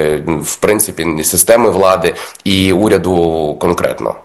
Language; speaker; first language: Ukrainian; native; Ukrainian